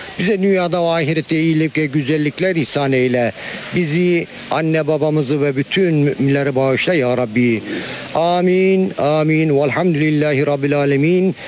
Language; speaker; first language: Turkish; native; Turkish